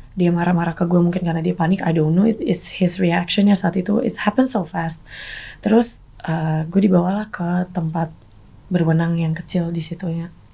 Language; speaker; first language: Indonesian; native; Indonesian